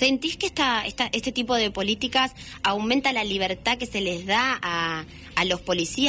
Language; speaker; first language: Spanish; native; Spanish